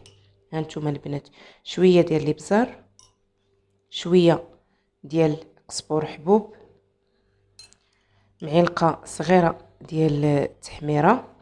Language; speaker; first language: Arabic; native; Arabic